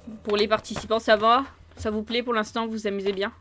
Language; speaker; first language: French; native; French